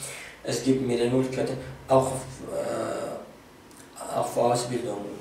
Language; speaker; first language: German; non-native, fluent; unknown